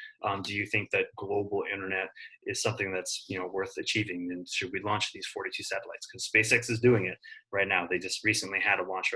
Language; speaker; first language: English; native; English